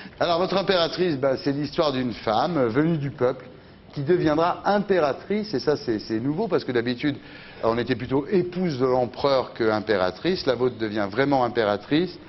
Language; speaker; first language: French; native; French